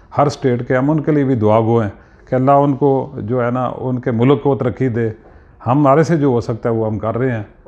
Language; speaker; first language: Urdu; non-native, local second language; Punjabi